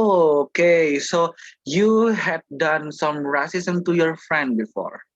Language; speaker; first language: English; non-native, fluent; Indonesian